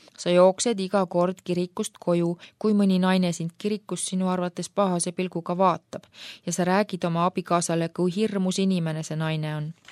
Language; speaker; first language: Estonian; native; Estonian